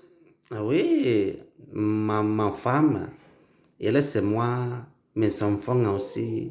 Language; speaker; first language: French; non-native, learner; Indonesian